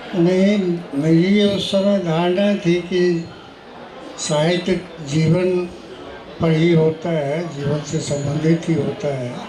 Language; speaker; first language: Hindi; non-native, local second language; Maithili